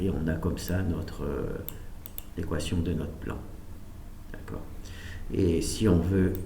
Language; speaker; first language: French; native; French